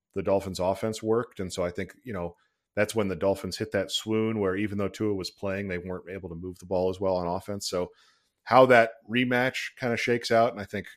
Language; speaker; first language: English; native; English